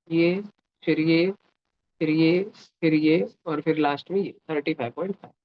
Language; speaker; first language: Hindi; non-native, local second language; Marathi